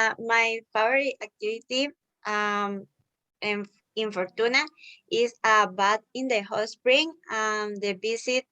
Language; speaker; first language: English; non-native, learner; Spanish